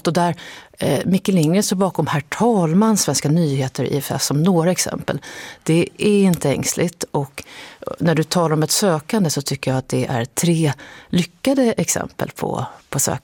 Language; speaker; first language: Swedish; native; Swedish